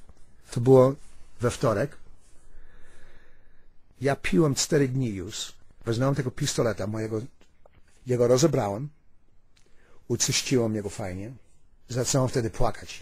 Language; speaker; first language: Polish; early bilingual, heritage; Polish